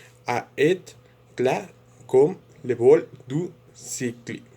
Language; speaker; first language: French; non-native, learner; Spanish